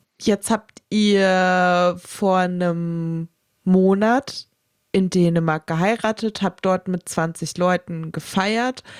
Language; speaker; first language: German; native; German